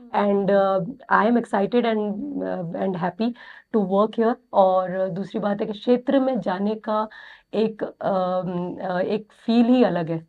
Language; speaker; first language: Hindi; native; Hindi